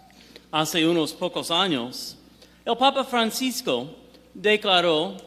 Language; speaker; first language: Spanish; non-native, fluent; English